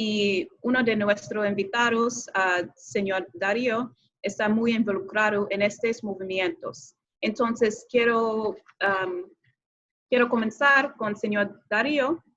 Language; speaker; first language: Spanish; non-native, fluent; English